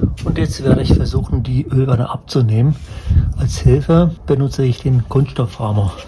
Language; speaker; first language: German; native; German